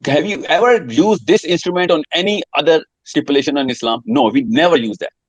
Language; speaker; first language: English; non-native, local second language; Urdu